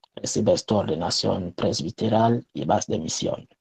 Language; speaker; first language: Spanish; non-native, fluent; French